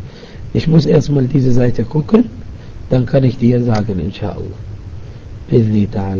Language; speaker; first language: German; non-native, fluent; Arabic